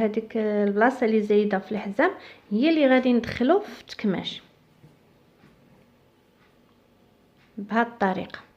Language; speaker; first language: Arabic; native; Arabic